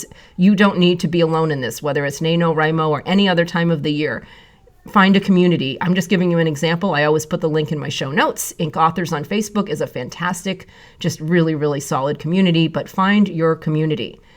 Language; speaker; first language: English; native; English